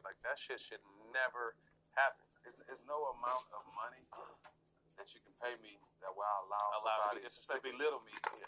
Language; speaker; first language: English; native; English